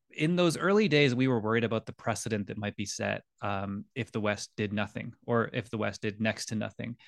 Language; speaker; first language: English; native; English